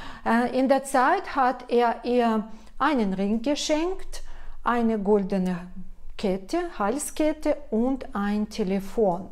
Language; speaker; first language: German; non-native, fluent; Russian